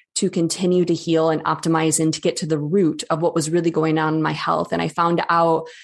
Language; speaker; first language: English; native; English